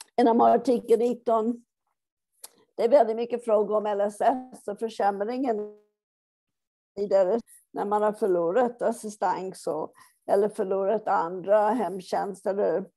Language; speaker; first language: Swedish; non-native, fluent; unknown